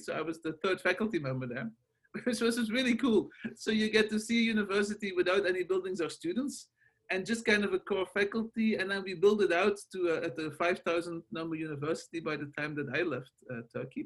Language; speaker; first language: English; non-native, fluent; Dutch